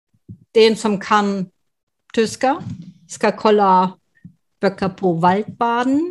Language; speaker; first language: Swedish; non-native, fluent; German